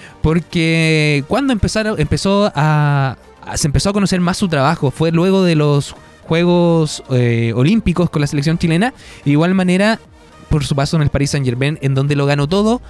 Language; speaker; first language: Spanish; native; Spanish